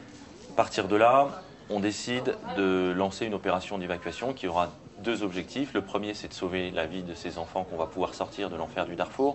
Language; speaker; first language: French; native; French